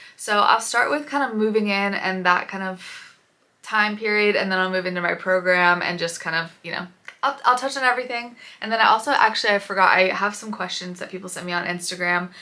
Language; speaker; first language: English; native; English